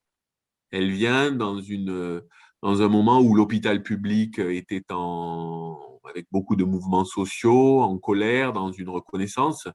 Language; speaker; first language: French; native; French